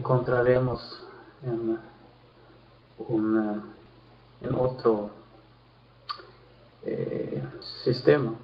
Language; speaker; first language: Spanish; non-native, fluent; Swedish